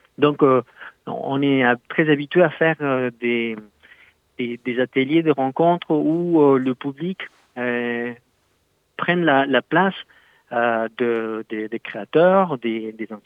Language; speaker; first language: French; non-native, fluent; Spanish